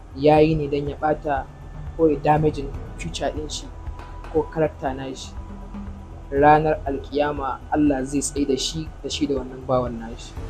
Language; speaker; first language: Hausa; native; Hausa